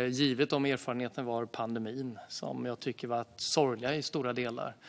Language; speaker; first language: Swedish; native; Swedish